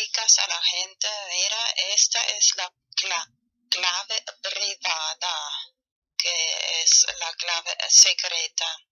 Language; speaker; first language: Spanish; non-native, learner; German